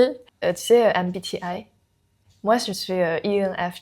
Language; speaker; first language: French; non-native, learner; Chinese